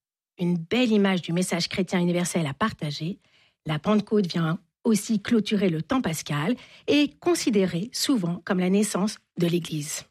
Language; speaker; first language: French; native; French